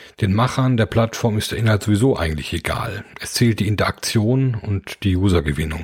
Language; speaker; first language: German; native; German